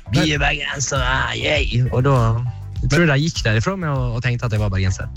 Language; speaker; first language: Norwegian; native; Norwegian